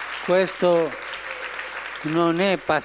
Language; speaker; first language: Italian; early bilingual, heritage; Spanish